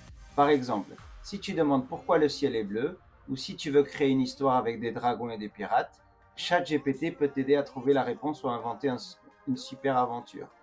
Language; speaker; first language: French; native; French